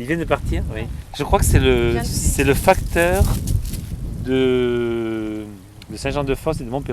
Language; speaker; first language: French; native; French